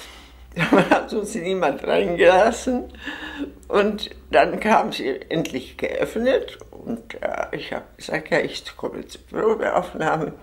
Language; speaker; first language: German; non-native, fluent; Czech